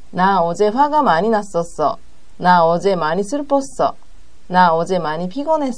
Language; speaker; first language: Korean; non-native, learner; Japanese